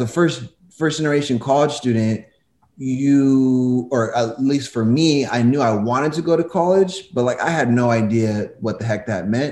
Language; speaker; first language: English; native; English